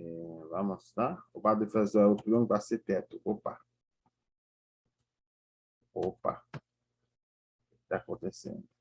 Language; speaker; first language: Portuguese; non-native, fluent; Haitian Creole